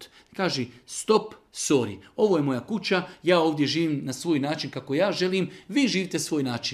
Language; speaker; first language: Croatian; native; Croatian